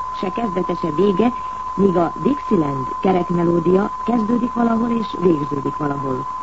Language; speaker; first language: Hungarian; native; Hungarian